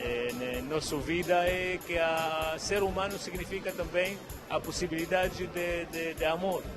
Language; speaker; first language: Portuguese; non-native, fluent; Arabic